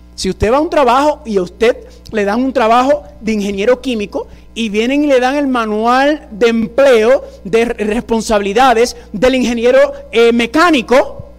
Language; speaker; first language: Spanish; early bilingual, heritage; Spanish